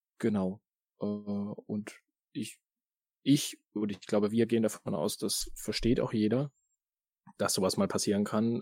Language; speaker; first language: German; native; German